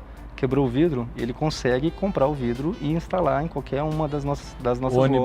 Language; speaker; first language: Portuguese; native; Portuguese